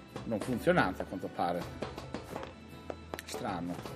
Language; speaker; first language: Italian; native; Italian